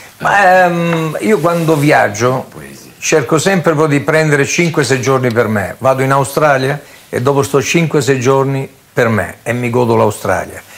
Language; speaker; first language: Italian; native; Italian